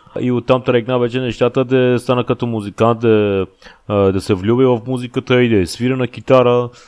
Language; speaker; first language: Bulgarian; non-native, fluent; Persian